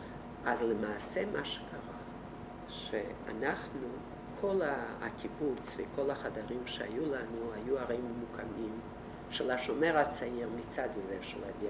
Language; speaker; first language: Hebrew; non-native, fluent; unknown